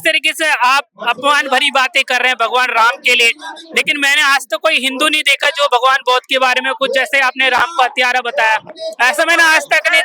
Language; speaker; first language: Hindi; native; Hindi